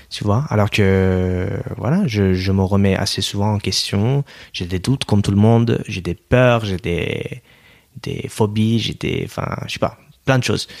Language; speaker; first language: French; non-native, fluent; English